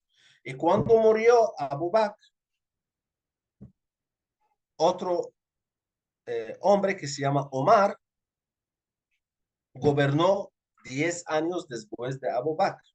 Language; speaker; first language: Spanish; non-native, fluent; Arabic